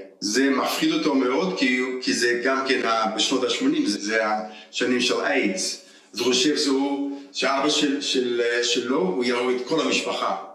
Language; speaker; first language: Hebrew; early bilingual, heritage; Hebrew